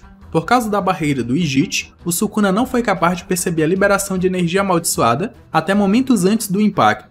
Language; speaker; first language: Portuguese; native; Portuguese